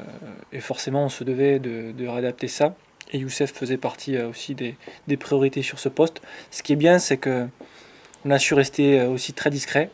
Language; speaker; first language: French; native; French